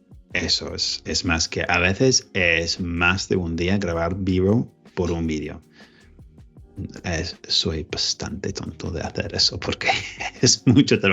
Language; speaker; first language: Spanish; non-native, learner; English